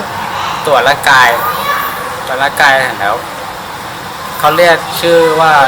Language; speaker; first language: Thai; non-native, fluent; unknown